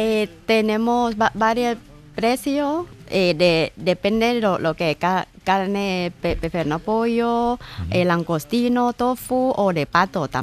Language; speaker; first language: Spanish; non-native, learner; Thai